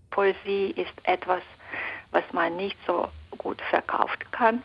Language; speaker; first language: German; non-native, fluent; Belarusian